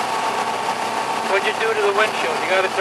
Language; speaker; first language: English; native; English